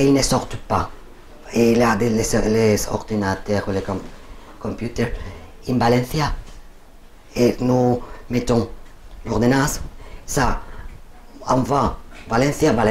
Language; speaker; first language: French; non-native, learner; Spanish